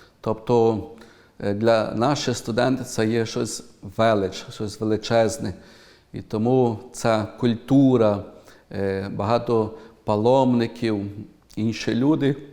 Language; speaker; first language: Ukrainian; early bilingual, heritage; Ukrainian